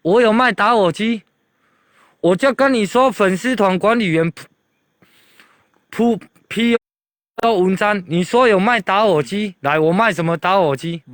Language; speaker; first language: Chinese; native; Chinese